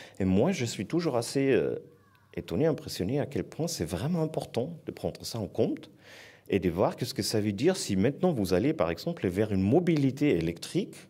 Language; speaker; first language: French; non-native, fluent; German